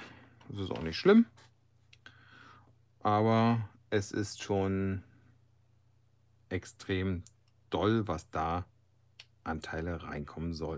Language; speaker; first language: German; native; German